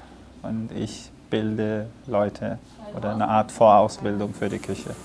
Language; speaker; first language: German; non-native, fluent; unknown